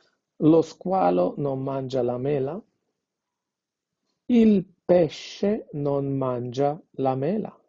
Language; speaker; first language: Italian; non-native, fluent; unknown